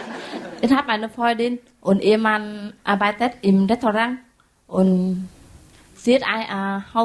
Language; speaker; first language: German; non-native, learner; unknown